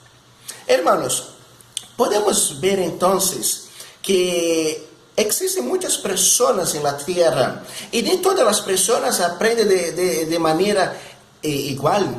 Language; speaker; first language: Spanish; non-native, fluent; Portuguese